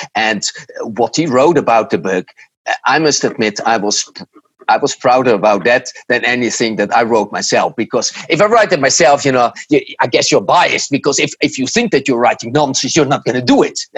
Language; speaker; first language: English; non-native, fluent; Dutch